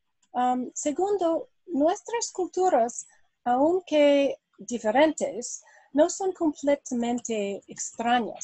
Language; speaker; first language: Spanish; non-native, learner; English